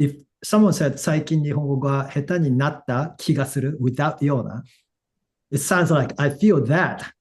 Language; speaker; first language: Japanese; non-native, fluent; English